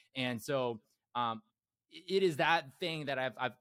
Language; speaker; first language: English; early bilingual, other home language; Korean